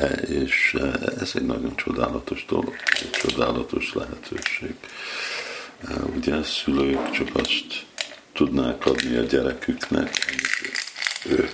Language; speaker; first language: Hungarian; non-native, fluent; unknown